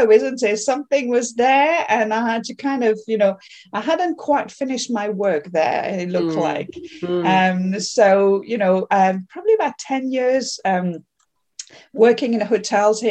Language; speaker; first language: English; non-native, fluent; French